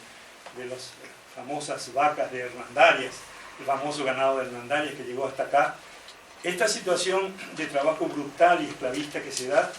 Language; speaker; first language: Spanish; native; Spanish